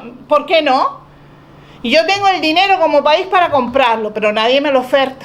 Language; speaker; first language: Spanish; native; Spanish